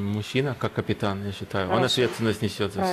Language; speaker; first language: Russian; early bilingual, heritage; Russian